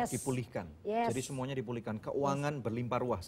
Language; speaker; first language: Indonesian; native; Indonesian